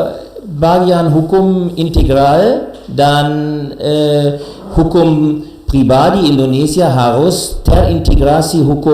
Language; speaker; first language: Indonesian; non-native, learner; German